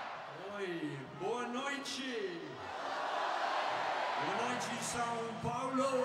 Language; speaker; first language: Portuguese; non-native, learner; English